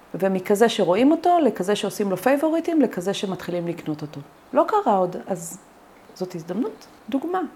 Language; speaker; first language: Hebrew; native; Hebrew